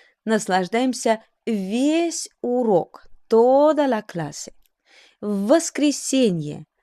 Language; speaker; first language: Russian; non-native, fluent; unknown